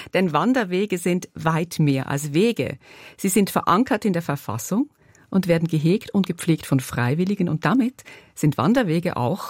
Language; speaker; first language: German; native; German